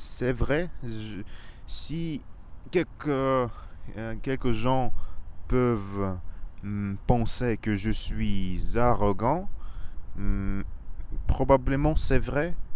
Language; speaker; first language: French; non-native, learner; Russian